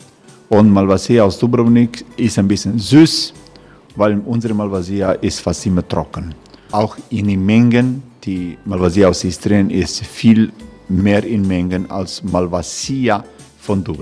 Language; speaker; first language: German; non-native, fluent; Croatian